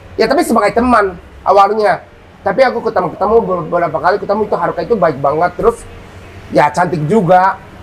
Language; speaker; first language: Indonesian; non-native, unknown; Japanese